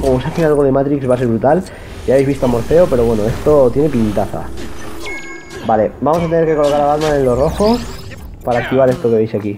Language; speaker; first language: Spanish; native; Spanish